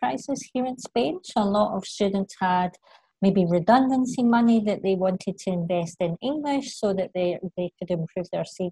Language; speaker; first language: English; native; English